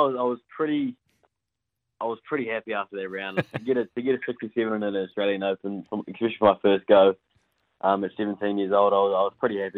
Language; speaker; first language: English; native; English